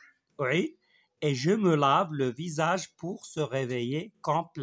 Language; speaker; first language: French; non-native, local second language; Arabic